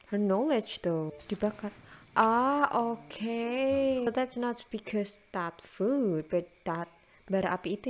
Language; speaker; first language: English; non-native, learner; Indonesian